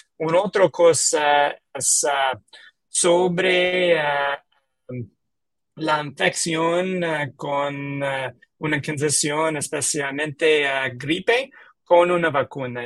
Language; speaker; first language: Spanish; non-native, learner; English